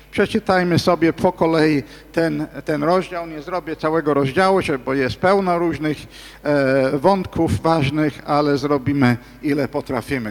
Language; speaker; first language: Polish; non-native, fluent; English